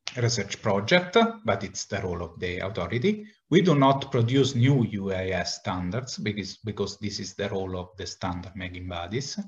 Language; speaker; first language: English; non-native, fluent; Italian